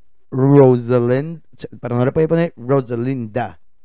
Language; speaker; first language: Spanish; native; Spanish